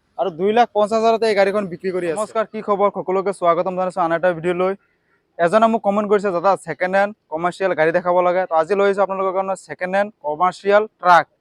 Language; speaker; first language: Assamese; non-native, local second language; Bangla